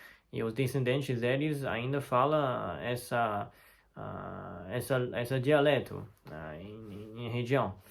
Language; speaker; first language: Portuguese; non-native, fluent; Chinese